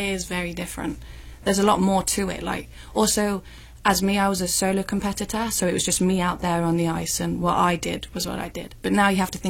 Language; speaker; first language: English; native; English